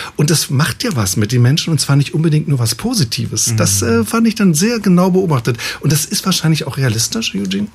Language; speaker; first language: German; native; German